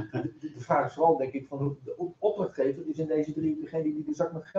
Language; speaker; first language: Dutch; native; Dutch